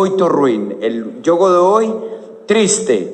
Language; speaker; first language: Portuguese; non-native, learner; Spanish